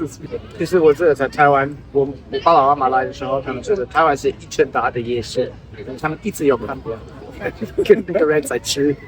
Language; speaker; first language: Chinese; non-native, learner; German